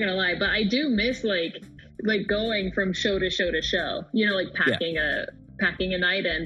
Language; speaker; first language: English; native; English